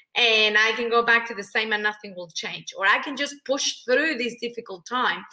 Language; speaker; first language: English; non-native, fluent; Spanish